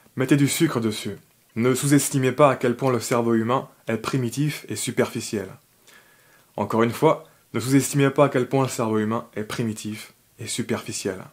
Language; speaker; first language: French; native; French